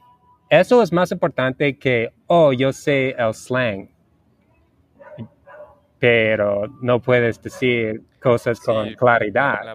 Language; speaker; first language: Spanish; non-native, learner; English